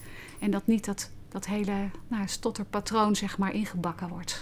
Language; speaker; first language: Dutch; native; Dutch